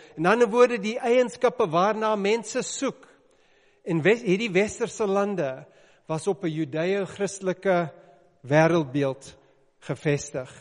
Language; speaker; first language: Afrikaans; non-native, local second language; English